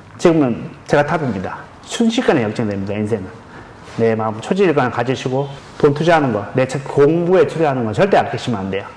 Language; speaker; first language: Korean; native; Korean